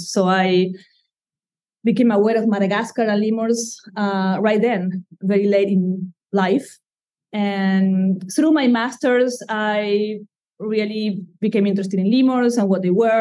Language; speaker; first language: English; non-native, fluent; Spanish